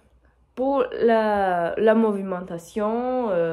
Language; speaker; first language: French; non-native, fluent; Portuguese